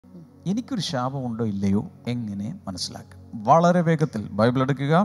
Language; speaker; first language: Malayalam; native; Malayalam